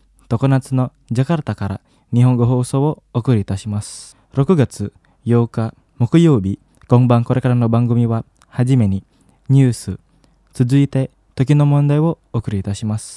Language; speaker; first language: Japanese; non-native, fluent; Indonesian